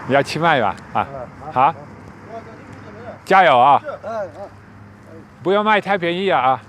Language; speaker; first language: Chinese; non-native, fluent; Dutch